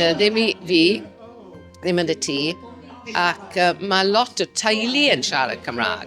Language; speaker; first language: Welsh; non-native, local second language; English